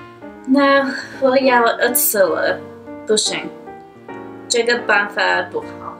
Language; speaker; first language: Chinese; non-native, learner; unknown